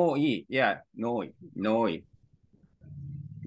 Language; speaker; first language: Vietnamese; non-native, learner; Korean